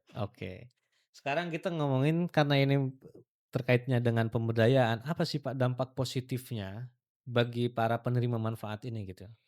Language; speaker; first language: Indonesian; native; Indonesian